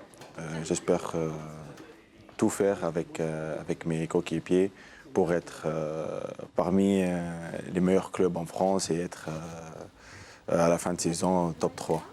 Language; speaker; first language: French; non-native, local second language; Arabic